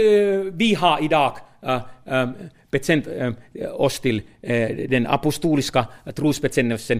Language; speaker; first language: Swedish; non-native, fluent; Finnish